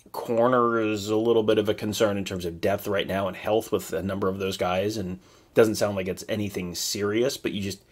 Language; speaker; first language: English; native; English